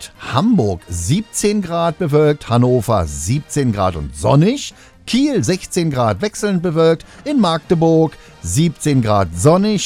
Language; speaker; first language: German; native; German